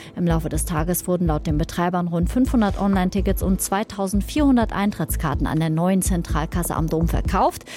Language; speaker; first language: German; native; German